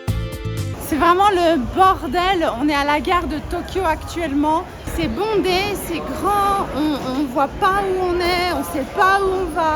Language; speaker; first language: French; native; French